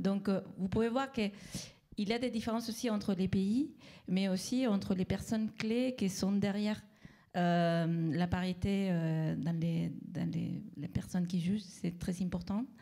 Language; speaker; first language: French; non-native, fluent; Spanish